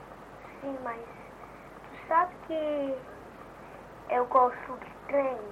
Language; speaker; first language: Portuguese; early bilingual, heritage; Portuguese